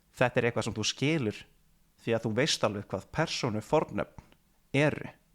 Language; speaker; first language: Icelandic; native; Icelandic